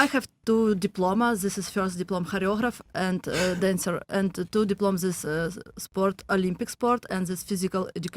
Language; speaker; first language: English; non-native, learner; Russian